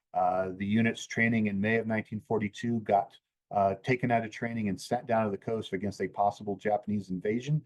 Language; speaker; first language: English; native; English